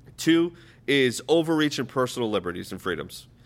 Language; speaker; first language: English; native; English